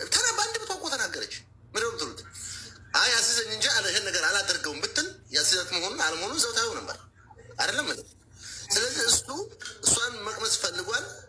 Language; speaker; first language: Amharic; native; Amharic